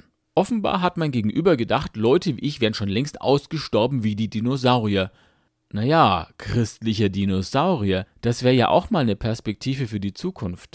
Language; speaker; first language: German; native; German